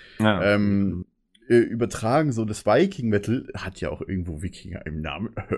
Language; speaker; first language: German; native; German